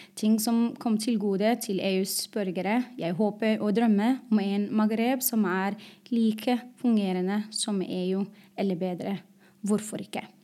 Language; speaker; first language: Norwegian; non-native, fluent; Arabic